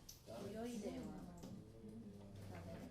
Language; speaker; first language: Japanese; non-native, learner; English